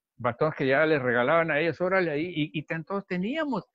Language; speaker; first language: Spanish; native; Spanish